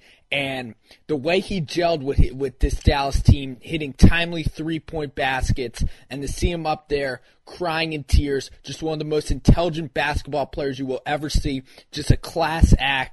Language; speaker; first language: English; native; English